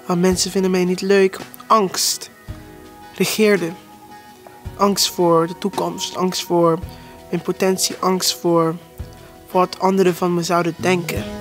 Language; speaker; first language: Dutch; non-native, local second language; Papiamento